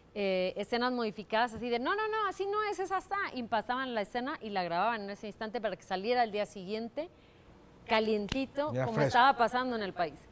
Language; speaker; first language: Spanish; native; Spanish